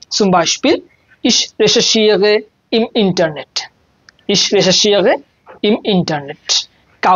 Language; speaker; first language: German; non-native, learner; Bangla